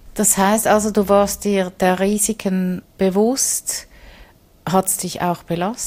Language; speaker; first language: German; native; German